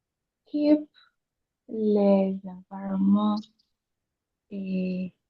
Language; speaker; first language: French; non-native, learner; Yoruba